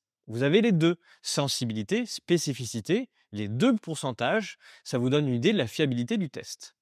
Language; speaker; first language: French; native; French